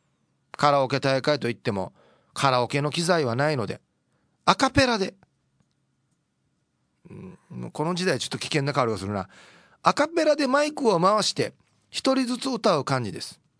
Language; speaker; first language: Japanese; native; Japanese